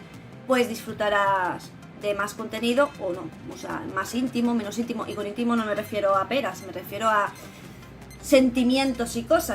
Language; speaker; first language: Spanish; native; Spanish